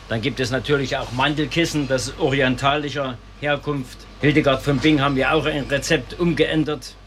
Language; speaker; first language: German; native; German